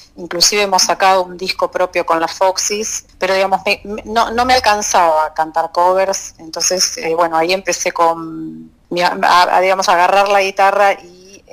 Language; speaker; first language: Spanish; native; Spanish